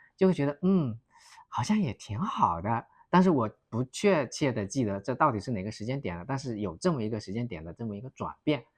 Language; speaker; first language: Chinese; native; Chinese